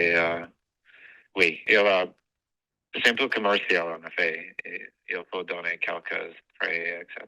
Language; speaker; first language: French; non-native, fluent; English